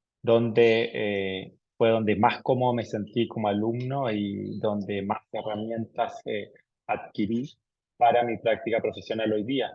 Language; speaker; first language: Spanish; native; Spanish